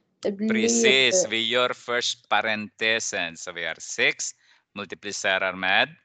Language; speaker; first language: Swedish; non-native, fluent; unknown